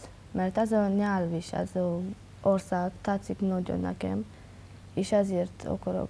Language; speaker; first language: Hungarian; non-native, local second language; Romanian